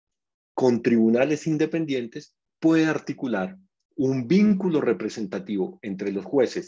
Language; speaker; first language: Spanish; native; Spanish